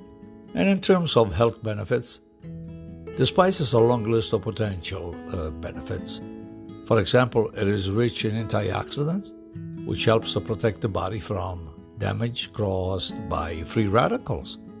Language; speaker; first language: English; non-native, fluent; Italian